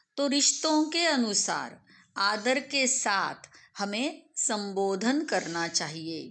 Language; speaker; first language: Hindi; non-native, local second language; Marathi